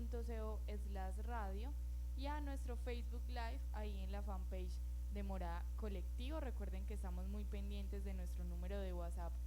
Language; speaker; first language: Spanish; native; Spanish